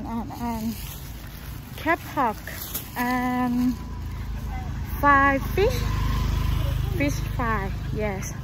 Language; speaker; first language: English; non-native, learner; Thai